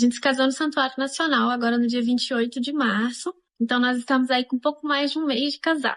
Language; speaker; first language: Portuguese; native; Portuguese